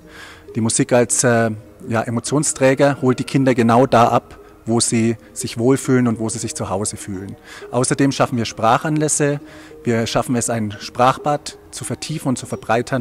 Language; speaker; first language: German; native; German